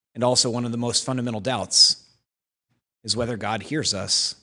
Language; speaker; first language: English; native; English